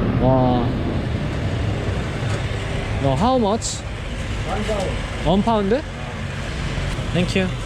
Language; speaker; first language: English; non-native, learner; Korean